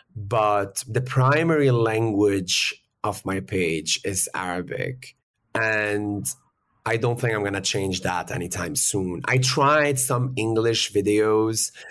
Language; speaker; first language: English; early bilingual, other home language; Arabic